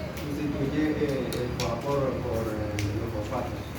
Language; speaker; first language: Spanish; native; Spanish